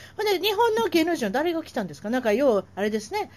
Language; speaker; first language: Japanese; native; Japanese